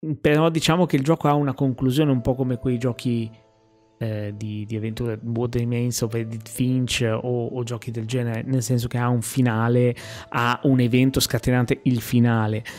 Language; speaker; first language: Italian; native; Italian